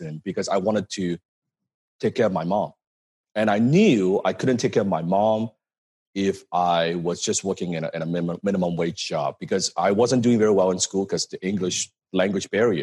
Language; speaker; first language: English; non-native, local second language; Cantonese